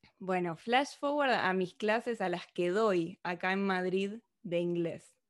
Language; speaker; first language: Spanish; native; Spanish